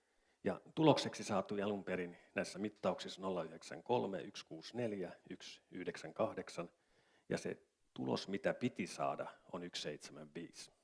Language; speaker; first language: Finnish; native; Finnish